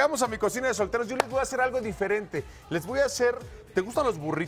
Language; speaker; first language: Spanish; native; Spanish